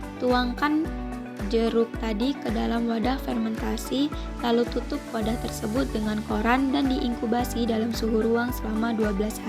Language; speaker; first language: Indonesian; native; Indonesian